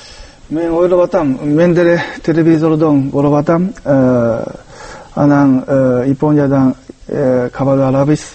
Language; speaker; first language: Kyrgyz; non-native, fluent; Japanese